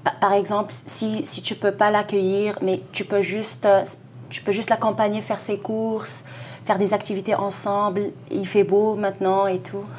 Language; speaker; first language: French; non-native, local second language; Arabic